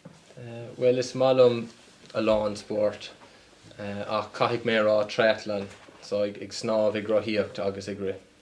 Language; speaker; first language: Irish; non-native, local second language; English